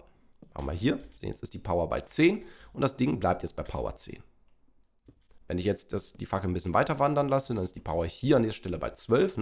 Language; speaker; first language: German; native; German